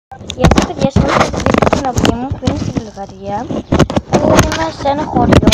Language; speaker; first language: Greek; early bilingual, other home language; Bulgarian